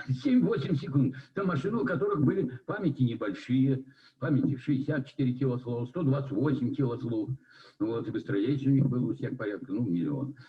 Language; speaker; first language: Russian; native; Russian